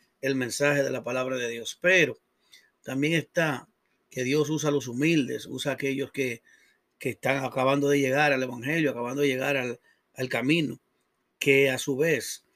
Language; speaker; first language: Spanish; native; Spanish